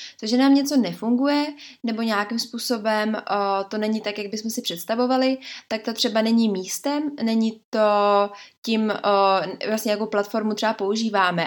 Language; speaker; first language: Czech; native; Czech